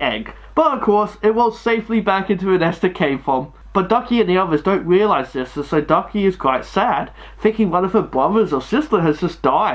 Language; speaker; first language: English; native; English